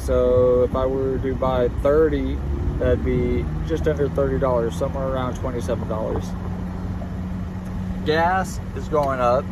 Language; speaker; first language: English; native; English